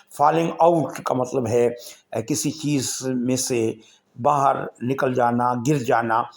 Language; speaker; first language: Urdu; native; Urdu